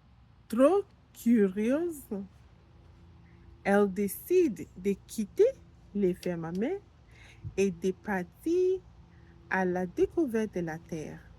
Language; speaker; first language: French; non-native, learner; English